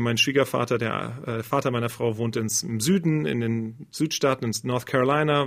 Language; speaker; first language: German; native; German